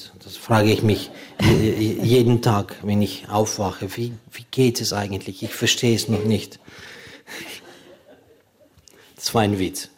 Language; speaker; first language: German; non-native, fluent; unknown